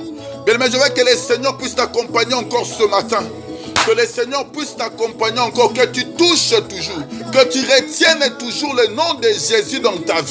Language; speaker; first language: French; non-native, local second language; Lingala